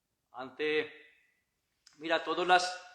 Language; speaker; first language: Spanish; non-native, learner; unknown